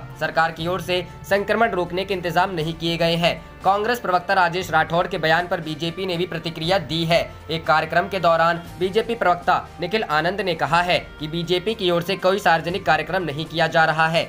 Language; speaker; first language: Hindi; native; Hindi